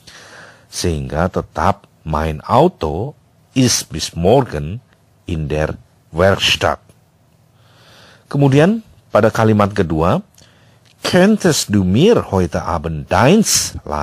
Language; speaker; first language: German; non-native, fluent; Indonesian